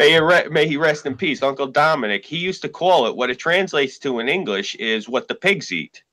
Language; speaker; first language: English; native; English